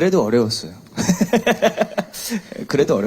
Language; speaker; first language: Korean; early bilingual, heritage; English